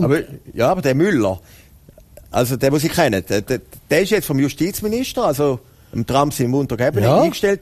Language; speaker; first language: German; native; German